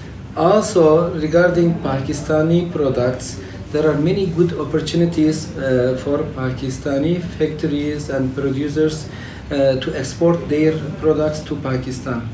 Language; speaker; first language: English; non-native, fluent; Turkish